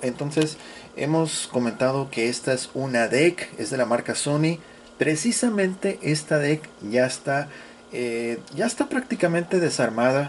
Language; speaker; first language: Spanish; native; Spanish